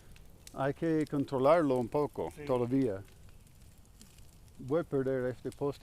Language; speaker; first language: Spanish; non-native, learner; English